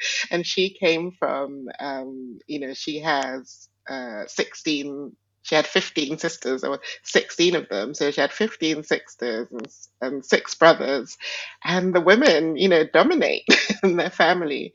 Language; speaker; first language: English; non-native, local second language; Igbo